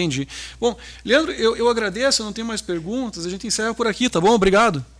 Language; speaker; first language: Portuguese; native; Portuguese